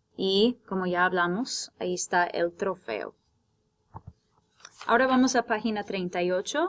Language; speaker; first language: Spanish; non-native, fluent; English